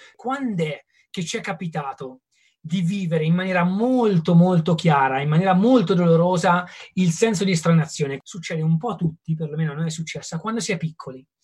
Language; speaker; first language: Italian; native; Italian